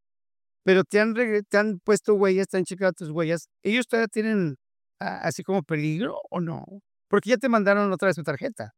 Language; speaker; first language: Spanish; native; Spanish